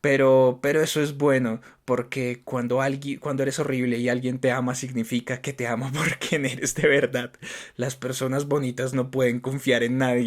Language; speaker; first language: Spanish; native; Spanish